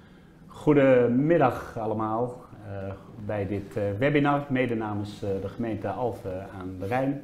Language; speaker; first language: Dutch; native; Dutch